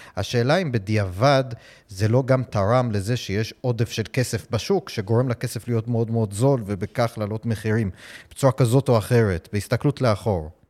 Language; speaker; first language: Hebrew; non-native, fluent; English